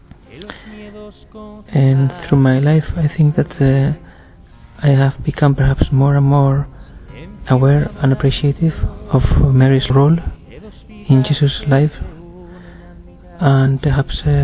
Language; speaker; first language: English; non-native, fluent; Spanish